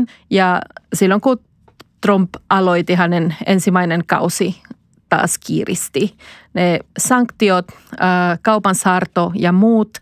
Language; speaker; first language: Finnish; non-native, fluent; Spanish